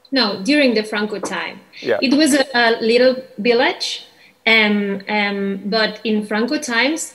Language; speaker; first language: English; non-native, fluent; Catalan